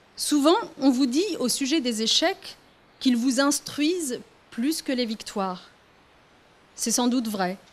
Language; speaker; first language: French; early bilingual, other home language; Riffian